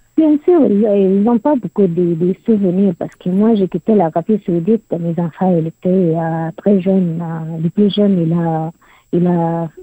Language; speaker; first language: French; non-native, learner; Arabic